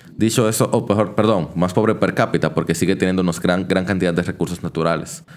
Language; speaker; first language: Spanish; native; Spanish